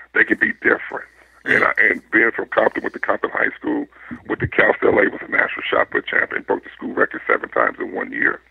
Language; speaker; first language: English; native; English